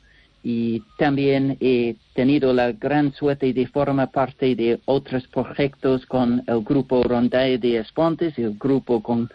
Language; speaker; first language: Spanish; non-native, learner; English